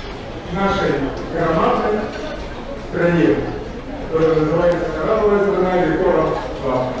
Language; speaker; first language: Russian; native; Russian